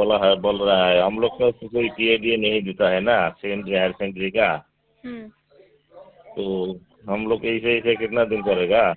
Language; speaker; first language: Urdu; non-native, local second language; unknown